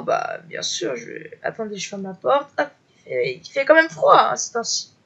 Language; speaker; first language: French; native; French